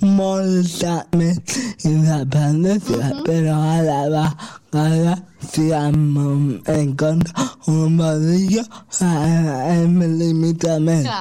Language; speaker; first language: Catalan; non-native, local second language; Spanish